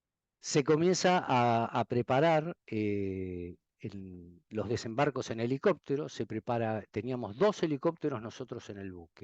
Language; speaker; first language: Spanish; native; Spanish